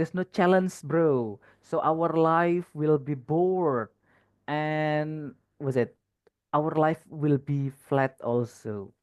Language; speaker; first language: English; non-native, fluent; Indonesian